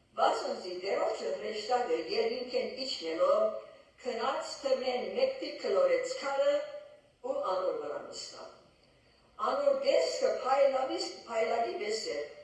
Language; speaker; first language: Armenian; early bilingual, heritage; Armenian